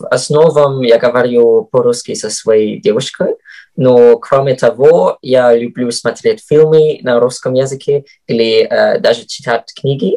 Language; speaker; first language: Russian; non-native, fluent; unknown